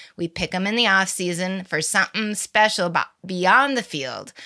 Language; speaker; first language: English; native; English